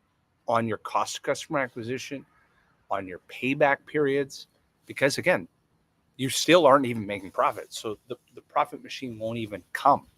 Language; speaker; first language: English; native; English